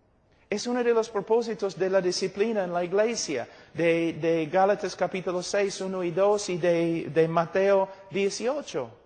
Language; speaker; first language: Spanish; non-native, fluent; English